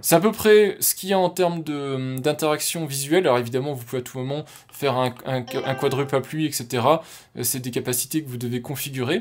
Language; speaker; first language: French; native; French